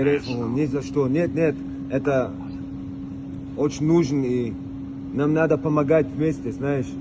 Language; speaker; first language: Russian; early bilingual, heritage; Russian